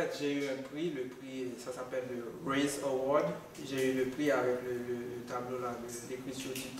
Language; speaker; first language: French; non-native, local second language; Haitian Creole